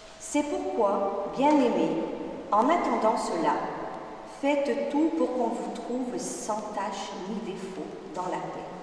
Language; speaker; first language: French; native; French